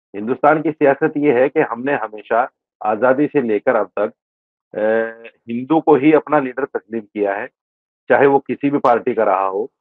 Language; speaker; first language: Urdu; native; Urdu